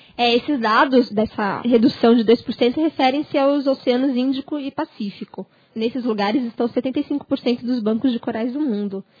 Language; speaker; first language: Portuguese; native; Portuguese